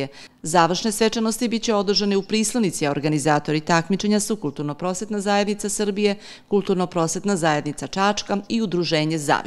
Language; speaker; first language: Serbian; native; Serbian